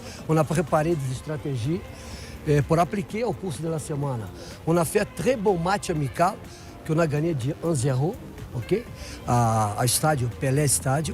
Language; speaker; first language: French; non-native, fluent; Portuguese